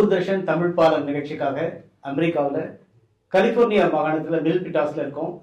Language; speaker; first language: Tamil; native; Tamil